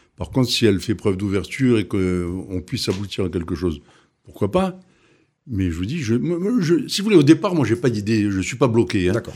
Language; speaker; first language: French; native; French